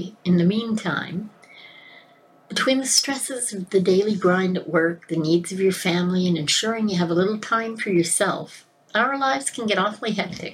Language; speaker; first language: English; native; English